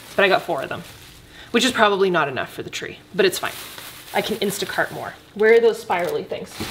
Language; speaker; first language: English; native; English